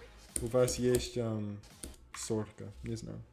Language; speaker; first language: Russian; non-native, learner; English